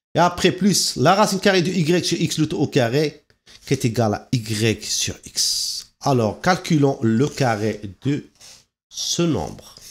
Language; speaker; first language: French; non-native, local second language; Arabic